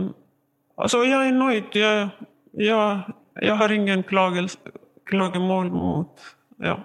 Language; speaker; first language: Swedish; non-native, learner; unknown